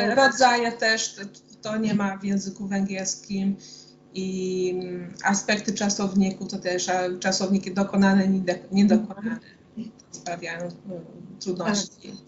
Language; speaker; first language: Polish; non-native, fluent; Hungarian